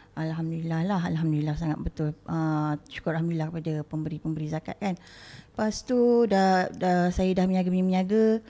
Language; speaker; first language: Malay; native; Malay